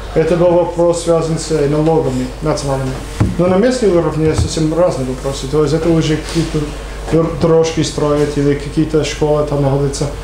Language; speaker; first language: Russian; non-native, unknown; English